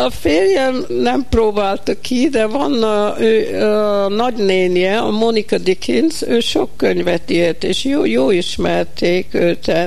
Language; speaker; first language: Hungarian; early bilingual, heritage; Hungarian